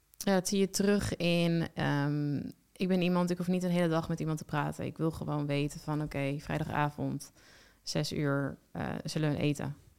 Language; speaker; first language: Dutch; native; Dutch